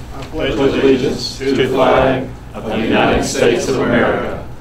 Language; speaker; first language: English; native; English